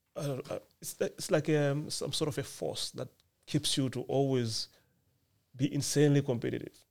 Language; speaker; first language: English; non-native, local second language; Nyanja